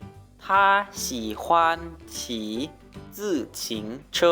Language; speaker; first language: Chinese; non-native, learner; Lao